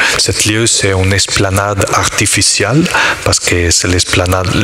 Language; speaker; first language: French; non-native, learner; Italian